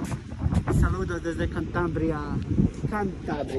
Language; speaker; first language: Spanish; non-native, learner; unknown